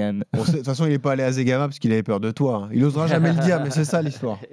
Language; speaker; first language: French; native; French